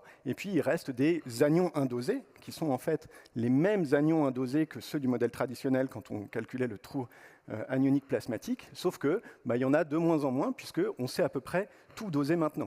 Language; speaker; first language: French; native; French